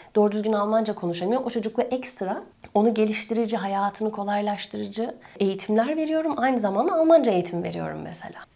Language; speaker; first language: Turkish; native; Turkish